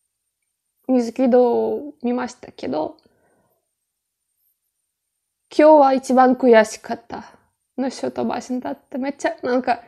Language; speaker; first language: Japanese; non-native, fluent; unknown